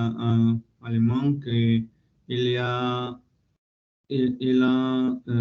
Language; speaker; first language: French; non-native, learner; Spanish